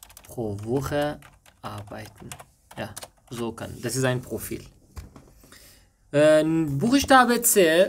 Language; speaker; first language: German; non-native, learner; Persian